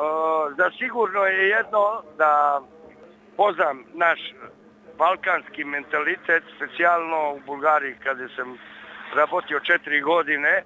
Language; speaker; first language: Bulgarian; non-native, learner; Serbian